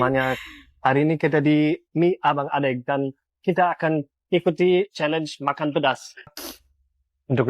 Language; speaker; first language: Indonesian; non-native, learner; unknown